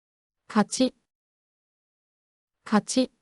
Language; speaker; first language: Japanese; native; Japanese